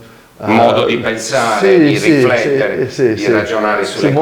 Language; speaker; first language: Italian; native; Italian